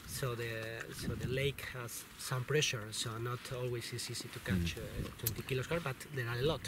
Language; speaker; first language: English; non-native, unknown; Spanish